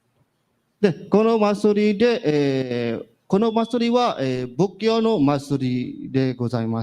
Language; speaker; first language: Japanese; non-native, learner; Burmese